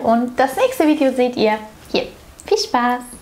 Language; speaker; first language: German; native; German